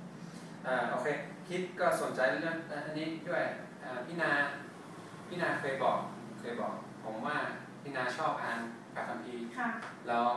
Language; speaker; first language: Thai; non-native, fluent; English